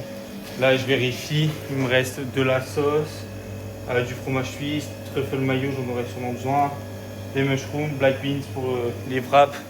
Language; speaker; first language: French; native; French